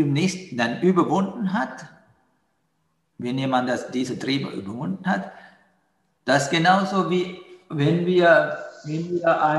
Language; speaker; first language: German; non-native, fluent; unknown